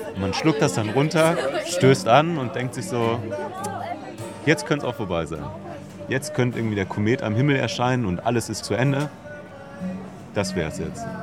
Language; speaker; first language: German; native; German